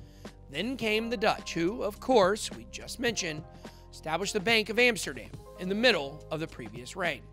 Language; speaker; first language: English; native; English